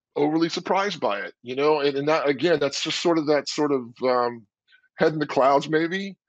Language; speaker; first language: English; native; English